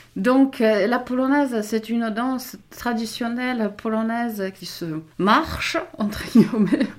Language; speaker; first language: French; non-native, fluent; Polish